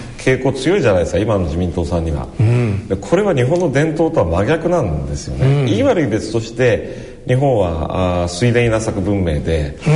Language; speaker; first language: Japanese; native; Japanese